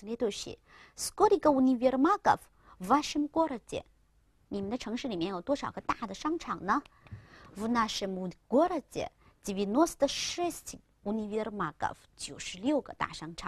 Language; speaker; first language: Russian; non-native, fluent; Chinese